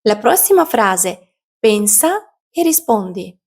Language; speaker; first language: Italian; non-native, fluent; Ukrainian